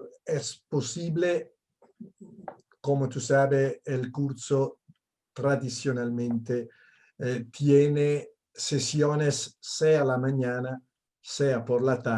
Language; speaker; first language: Spanish; non-native, fluent; Italian